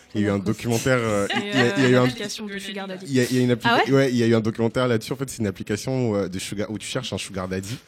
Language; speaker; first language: French; native; French